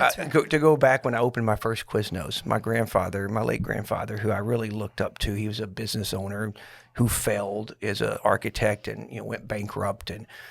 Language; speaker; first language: English; native; English